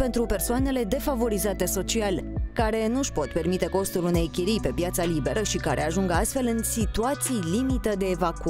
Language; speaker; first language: Romanian; native; Romanian